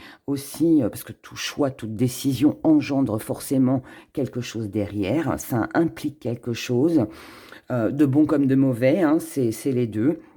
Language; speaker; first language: French; native; French